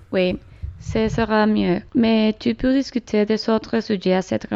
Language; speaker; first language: French; non-native, learner; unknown